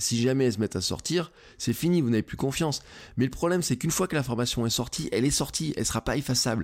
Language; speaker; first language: French; native; French